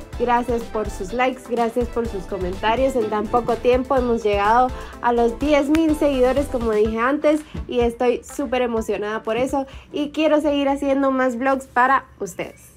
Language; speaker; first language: Spanish; early bilingual, heritage; Spanish